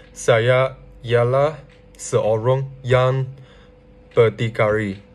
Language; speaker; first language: Malay; non-native, learner; Chinese